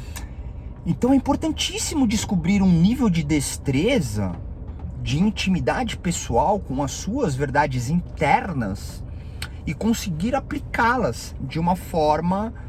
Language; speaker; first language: Portuguese; native; Portuguese